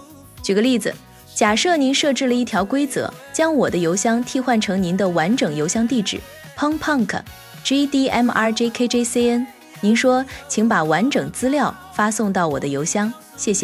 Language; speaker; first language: Chinese; native; Chinese